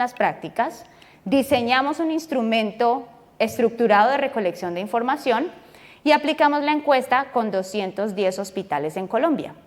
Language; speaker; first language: Spanish; native; Spanish